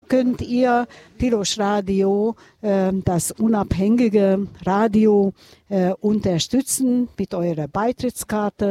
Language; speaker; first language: German; non-native, fluent; Hungarian